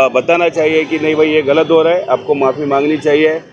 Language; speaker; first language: Hindi; non-native, local second language; Marathi